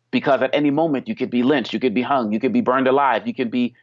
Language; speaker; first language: English; native; English